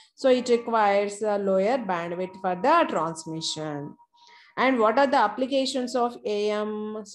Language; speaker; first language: English; non-native, local second language; Telugu